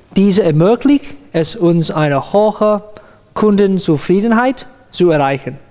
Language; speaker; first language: German; non-native, learner; Cantonese